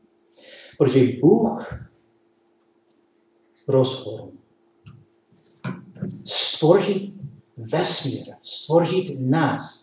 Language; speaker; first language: Czech; non-native, learner; English